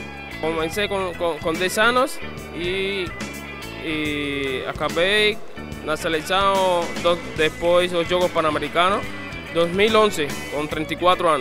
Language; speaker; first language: Portuguese; non-native, fluent; Spanish